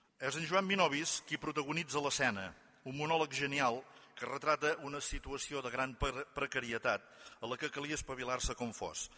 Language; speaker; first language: Catalan; native; Catalan